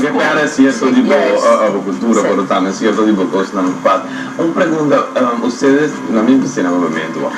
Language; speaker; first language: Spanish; non-native, fluent; Papiamento